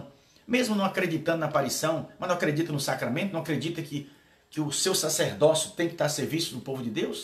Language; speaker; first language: Portuguese; native; Portuguese